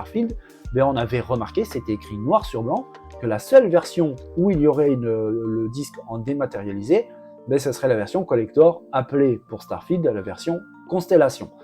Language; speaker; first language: French; native; French